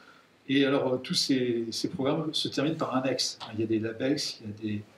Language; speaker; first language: French; native; French